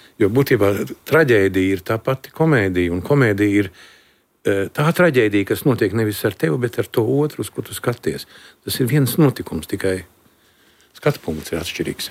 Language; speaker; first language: Latvian; native; Latvian